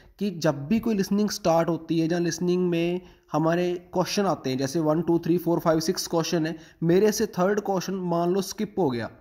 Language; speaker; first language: Hindi; non-native, local second language; Punjabi